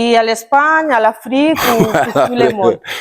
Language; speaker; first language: French; non-native, learner; Spanish